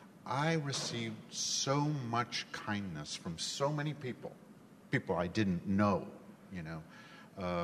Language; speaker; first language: English; non-native, local second language; Gujarati